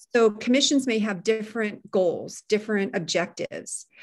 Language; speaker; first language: English; native; English